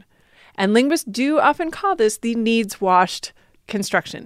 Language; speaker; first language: English; native; English